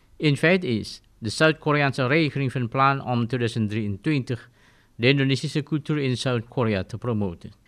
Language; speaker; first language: Dutch; non-native, fluent; Indonesian